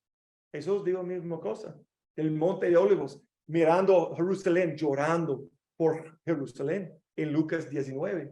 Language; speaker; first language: Spanish; non-native, learner; English